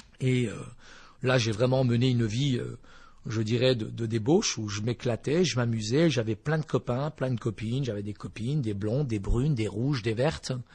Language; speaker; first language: French; early bilingual, other home language; Berber languages